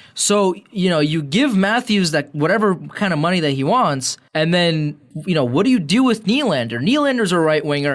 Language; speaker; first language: English; native; English